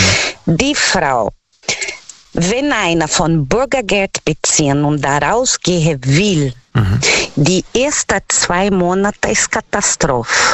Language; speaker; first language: German; non-native, learner; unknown